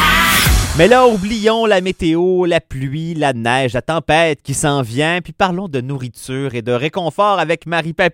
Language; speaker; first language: French; native; French